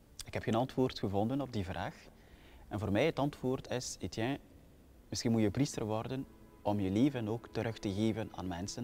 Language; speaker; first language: Dutch; non-native, fluent; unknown